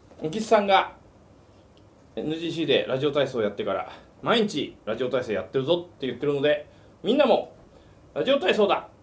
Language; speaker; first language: Japanese; native; Japanese